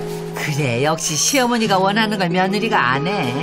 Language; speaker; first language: Korean; native; Korean